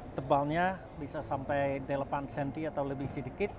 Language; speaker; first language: Indonesian; non-native, fluent; Dutch